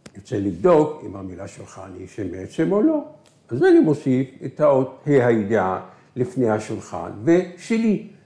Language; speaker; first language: Hebrew; non-native, local second language; Arabic